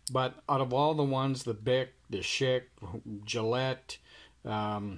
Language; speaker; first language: English; native; English